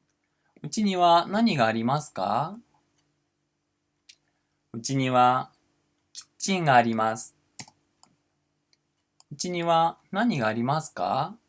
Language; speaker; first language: Japanese; non-native, fluent; Portuguese